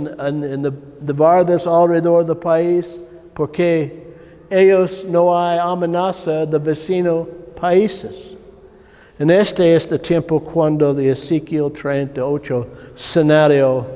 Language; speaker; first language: Spanish; non-native, learner; English